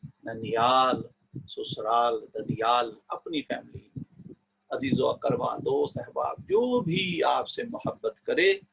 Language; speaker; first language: Urdu; native; Urdu